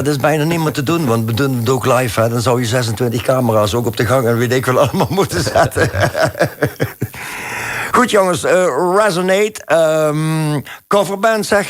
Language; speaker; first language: Dutch; native; Dutch